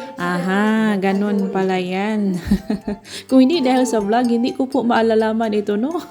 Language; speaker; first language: Filipino; non-native, local second language; Cebuano